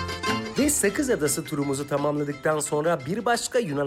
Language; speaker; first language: Turkish; native; Turkish